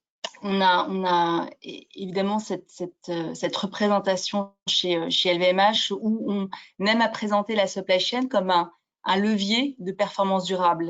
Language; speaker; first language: French; native; French